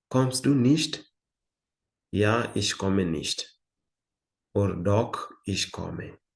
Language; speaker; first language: German; non-native, fluent; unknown